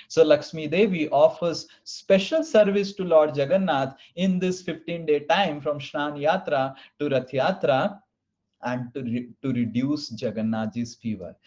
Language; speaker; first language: Hindi; non-native, local second language; Odia